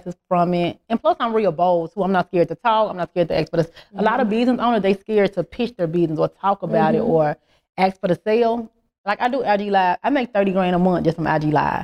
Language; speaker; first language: English; native; English